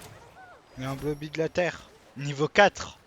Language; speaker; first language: French; native; French